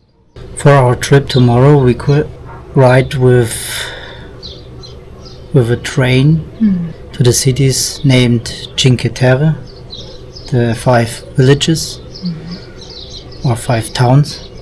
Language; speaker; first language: English; non-native, learner; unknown